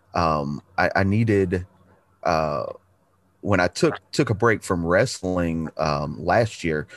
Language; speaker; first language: English; native; English